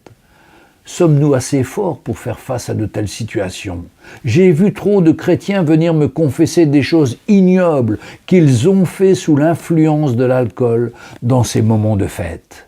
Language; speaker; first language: French; native; French